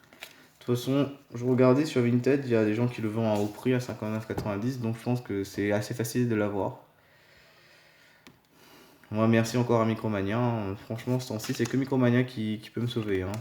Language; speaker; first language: French; native; French